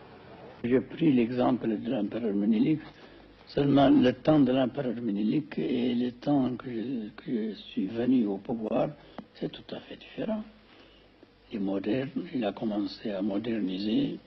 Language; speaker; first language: French; non-native, fluent; Amharic